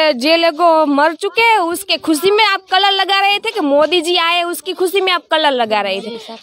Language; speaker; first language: Hindi; non-native, local second language; Gujarati